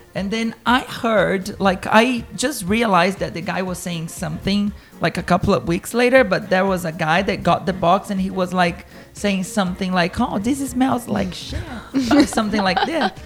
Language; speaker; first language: English; non-native, fluent; Portuguese